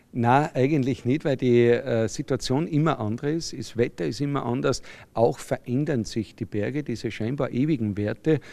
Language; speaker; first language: German; native; German